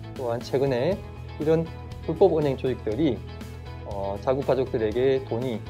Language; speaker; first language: Korean; native; Korean